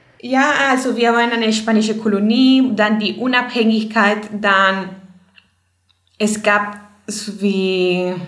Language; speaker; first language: German; non-native, fluent; Spanish